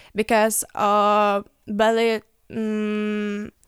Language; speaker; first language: English; non-native, learner; Ukrainian